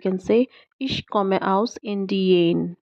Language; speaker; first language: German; non-native, fluent; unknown